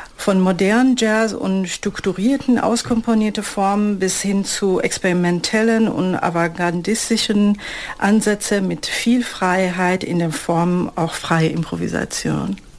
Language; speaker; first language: German; non-native, fluent; Persian